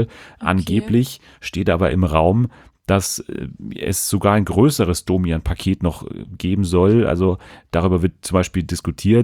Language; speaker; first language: German; native; German